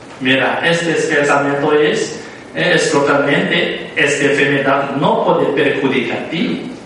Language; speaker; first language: Spanish; non-native, learner; Tibetan